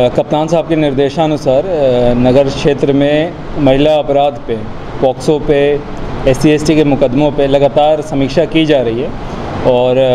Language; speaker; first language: Hindi; native; Hindi